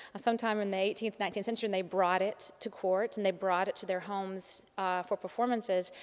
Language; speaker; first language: English; native; English